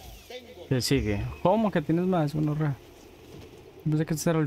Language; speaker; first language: Spanish; native; Spanish